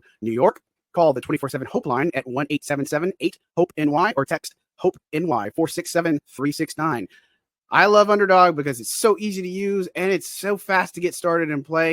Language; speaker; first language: English; native; English